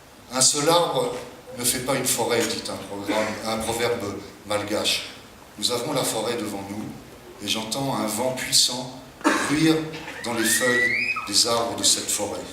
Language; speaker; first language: French; native; French